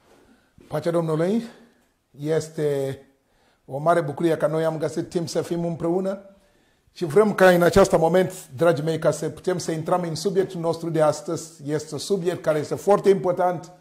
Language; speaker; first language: Romanian; non-native, learner; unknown